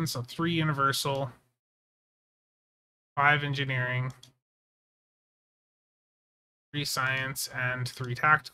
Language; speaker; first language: English; native; English